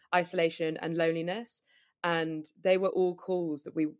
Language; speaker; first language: English; native; English